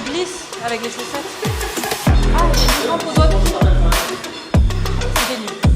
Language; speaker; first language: French; native; French